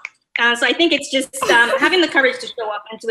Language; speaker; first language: English; non-native, local second language; Yoruba